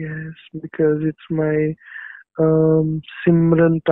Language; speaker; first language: English; non-native, local second language; Hindi